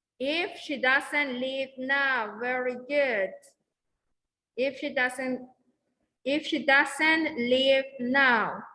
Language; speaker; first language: English; non-native, fluent; Spanish